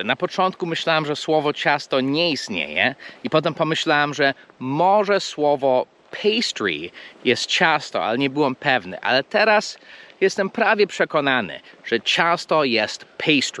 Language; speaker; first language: Polish; non-native, fluent; English